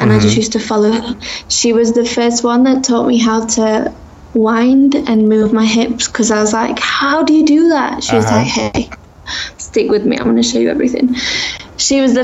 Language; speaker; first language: English; native; English